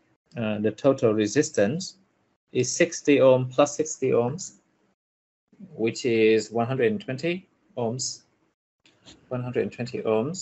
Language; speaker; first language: English; non-native, fluent; Vietnamese